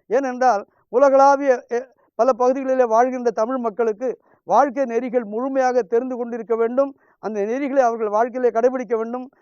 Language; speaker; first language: Tamil; non-native, local second language; Hindi